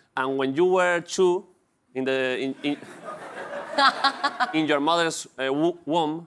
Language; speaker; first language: English; non-native, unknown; Spanish